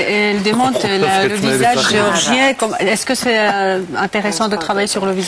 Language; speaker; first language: French; non-native, learner; Georgian